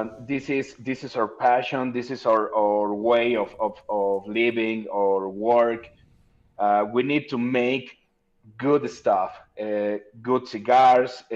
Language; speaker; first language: English; non-native, learner; Spanish